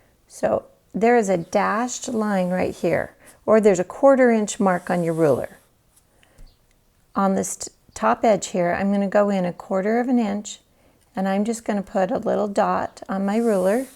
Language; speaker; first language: English; native; English